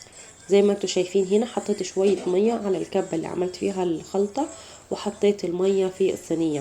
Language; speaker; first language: Arabic; native; Arabic